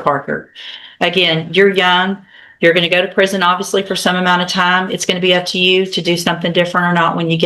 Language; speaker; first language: English; native; English